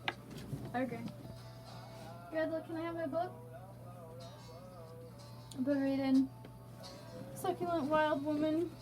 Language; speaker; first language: English; native; English